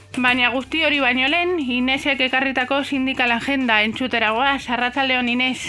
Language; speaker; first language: Basque; native; Basque